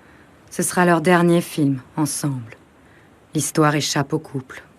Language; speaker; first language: French; native; French